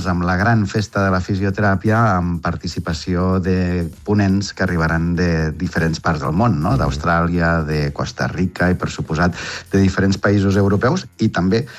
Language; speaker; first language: Catalan; native; Catalan